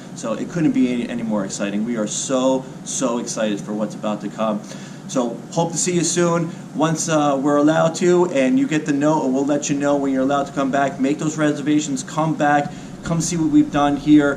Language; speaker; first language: English; native; English